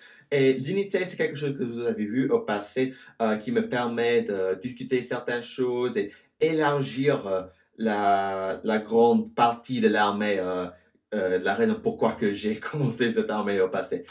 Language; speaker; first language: French; non-native, learner; English